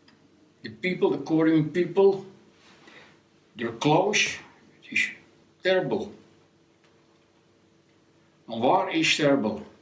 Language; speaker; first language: English; non-native, learner; Dutch